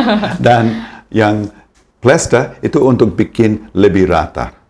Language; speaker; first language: Indonesian; non-native, fluent; English